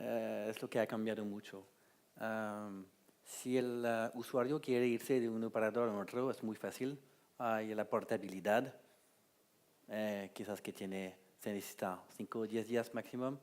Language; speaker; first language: Spanish; non-native, fluent; French